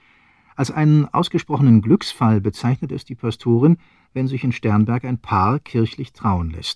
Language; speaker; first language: German; native; German